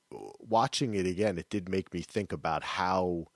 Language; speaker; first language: English; native; English